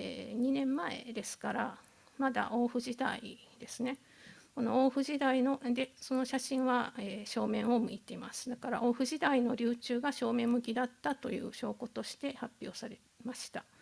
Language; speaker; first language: Japanese; native; Japanese